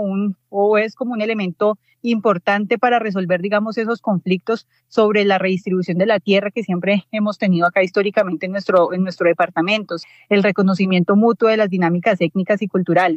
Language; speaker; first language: Spanish; native; Spanish